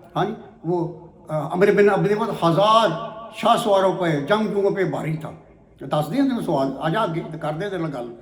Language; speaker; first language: Urdu; non-native, local second language; Punjabi